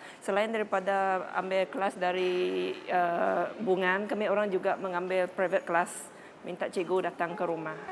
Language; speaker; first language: Malay; non-native, local second language; Iban